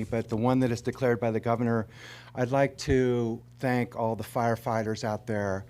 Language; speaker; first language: English; native; English